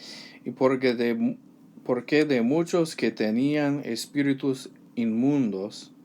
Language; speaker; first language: Spanish; non-native, learner; English